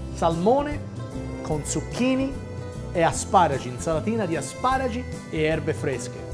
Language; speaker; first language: English; non-native, fluent; Italian